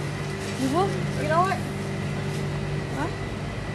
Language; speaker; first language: English; non-native, learner; Indonesian